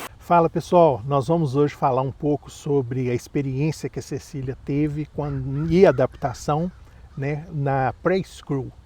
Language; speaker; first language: Portuguese; native; Portuguese